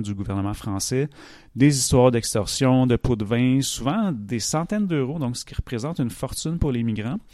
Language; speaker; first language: French; native; French